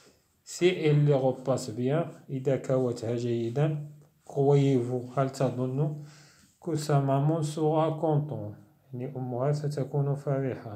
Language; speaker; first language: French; non-native, local second language; Arabic